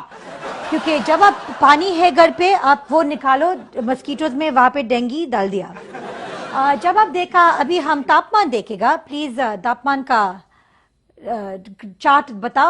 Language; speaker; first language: Hindi; non-native, learner; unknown